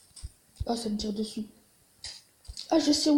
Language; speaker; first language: French; native; French